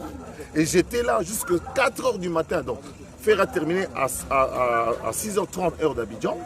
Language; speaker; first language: French; non-native, local second language; Lingala